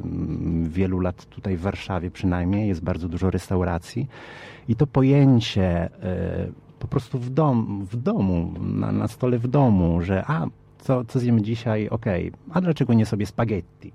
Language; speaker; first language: Polish; early bilingual, heritage; Polish